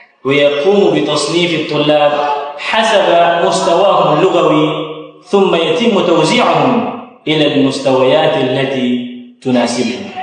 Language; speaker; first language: Arabic; non-native, fluent; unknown